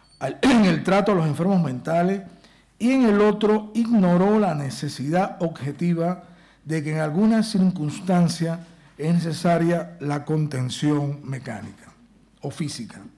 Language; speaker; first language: Spanish; native; Spanish